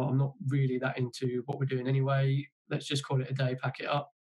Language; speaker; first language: English; native; English